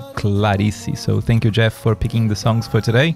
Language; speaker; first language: English; non-native, fluent; Portuguese